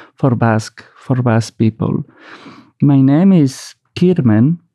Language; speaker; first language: English; non-native, fluent; Spanish